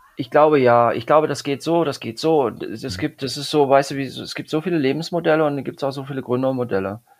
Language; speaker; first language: German; native; German